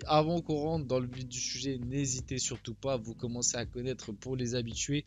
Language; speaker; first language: French; early bilingual, other home language; Portuguese